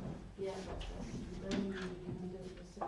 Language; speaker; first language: English; non-native, learner; French